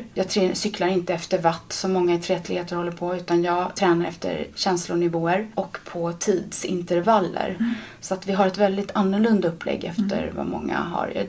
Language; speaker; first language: Swedish; native; Swedish